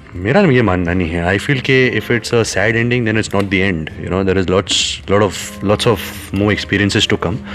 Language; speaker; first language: Hindi; native; Hindi